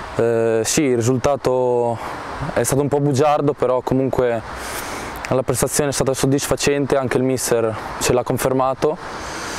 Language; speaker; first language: Italian; native; Italian